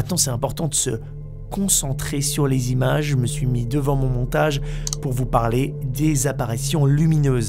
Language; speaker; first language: French; native; French